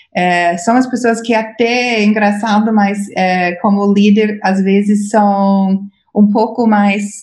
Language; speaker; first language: Portuguese; non-native, fluent; English